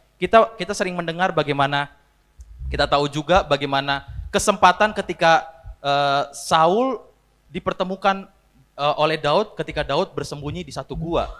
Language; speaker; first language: Indonesian; native; Indonesian